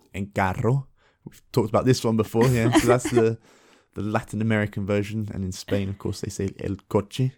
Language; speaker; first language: English; native; English